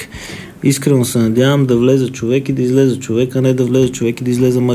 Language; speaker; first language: Bulgarian; native; Bulgarian